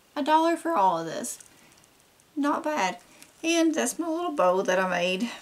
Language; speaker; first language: English; native; English